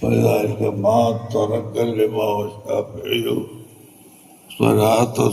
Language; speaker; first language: Arabic; non-native, fluent; Malayalam